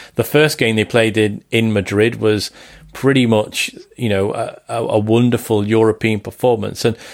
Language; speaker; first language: English; native; English